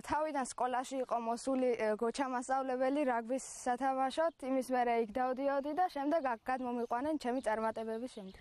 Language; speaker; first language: Georgian; native; Georgian